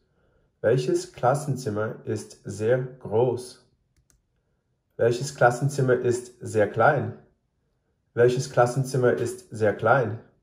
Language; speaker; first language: German; non-native, fluent; English